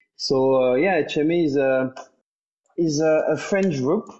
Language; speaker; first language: English; non-native, fluent; French